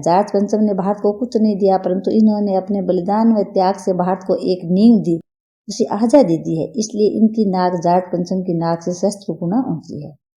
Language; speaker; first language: Hindi; native; Hindi